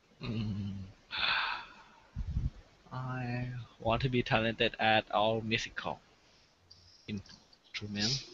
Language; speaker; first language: English; non-native, learner; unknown